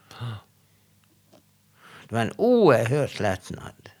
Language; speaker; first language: Swedish; non-native, fluent; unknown